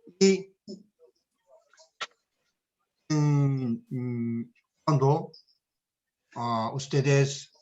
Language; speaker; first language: Spanish; non-native, learner; Korean